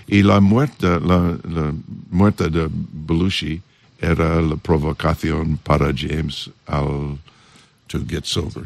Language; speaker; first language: Spanish; non-native, learner; English